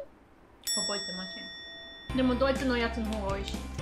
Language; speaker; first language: Japanese; non-native, fluent; German